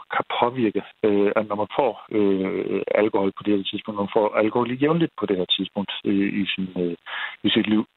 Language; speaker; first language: Danish; native; Danish